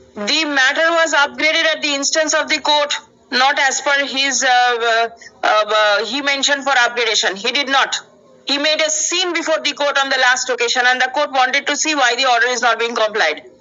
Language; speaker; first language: English; non-native, local second language; Bangla